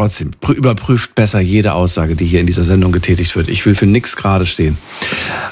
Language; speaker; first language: German; native; German